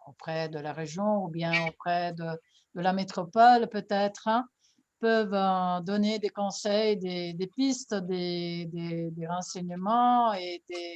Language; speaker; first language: French; non-native, fluent; Italian